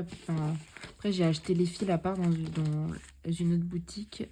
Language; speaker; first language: French; native; French